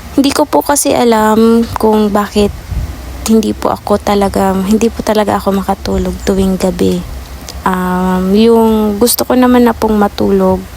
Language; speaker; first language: Filipino; non-native, local second language; Bikol